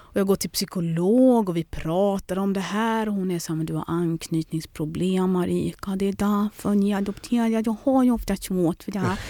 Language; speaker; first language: Swedish; early bilingual, other home language; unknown